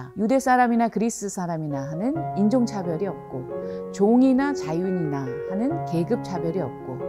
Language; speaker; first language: Korean; native; Korean